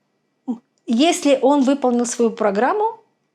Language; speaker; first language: Russian; native; Russian